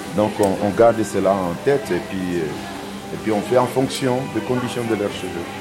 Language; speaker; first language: French; non-native, local second language; Lingala